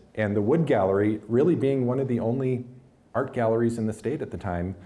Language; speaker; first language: English; native; English